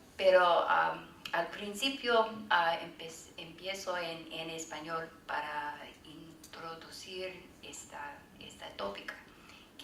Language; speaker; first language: Spanish; non-native, learner; English